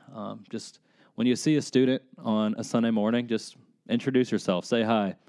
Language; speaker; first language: English; native; English